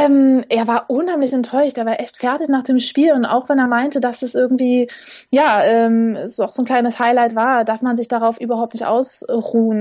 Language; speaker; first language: German; native; German